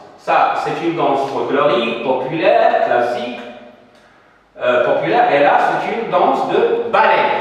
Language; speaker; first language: French; non-native, local second language; Arabic